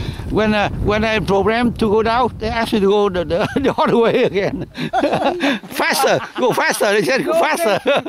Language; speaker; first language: English; non-native, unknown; Vietnamese